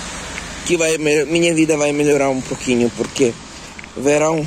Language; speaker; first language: Portuguese; non-native, local second language; Kabuverdianu